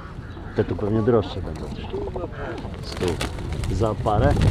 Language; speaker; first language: Polish; native; Polish